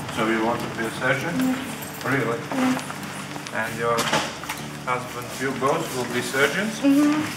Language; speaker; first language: English; non-native, fluent; Swedish